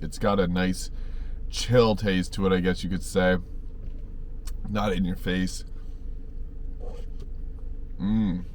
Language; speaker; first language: English; native; English